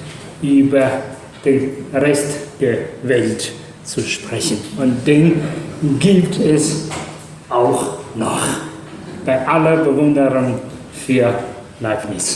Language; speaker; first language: German; non-native, fluent; Chinese